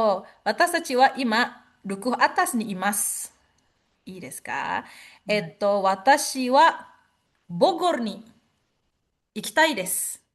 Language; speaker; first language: Japanese; non-native, fluent; Indonesian